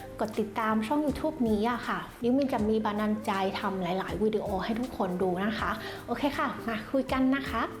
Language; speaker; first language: Thai; non-native, fluent; Vietnamese